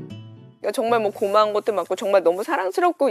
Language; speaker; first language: Korean; native; Korean